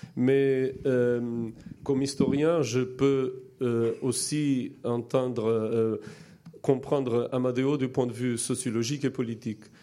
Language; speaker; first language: French; non-native, fluent; Portuguese